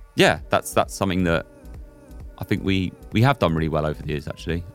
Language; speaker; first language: English; native; English